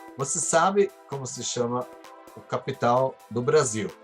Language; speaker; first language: Portuguese; non-native, fluent; German